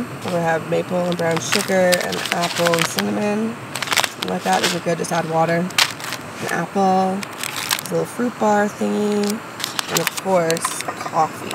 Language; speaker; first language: English; native; English